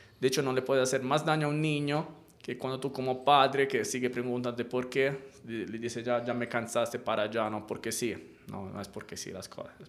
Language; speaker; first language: Spanish; non-native, fluent; Italian